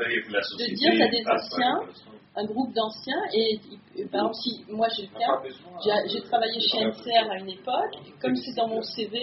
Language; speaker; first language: French; native; French